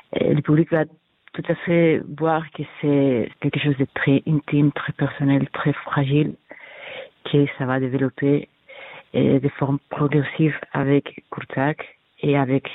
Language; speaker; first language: French; non-native, fluent; Spanish